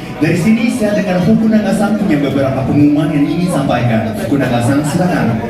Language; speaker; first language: Indonesian; non-native, fluent; Japanese